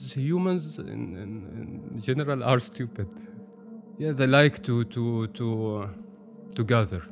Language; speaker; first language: English; non-native, fluent; Arabic